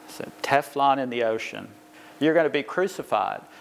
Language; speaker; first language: English; native; English